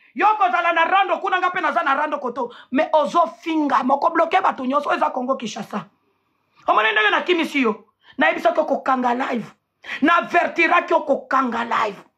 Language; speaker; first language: Lingala; non-native, local second language; Swahili